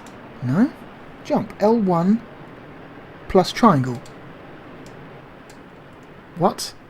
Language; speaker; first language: English; native; English